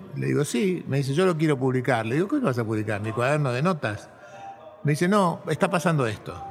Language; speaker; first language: Spanish; native; Spanish